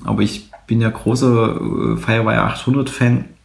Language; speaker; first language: German; native; German